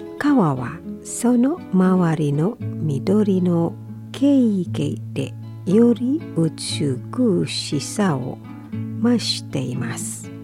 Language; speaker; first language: Japanese; non-native, fluent; Indonesian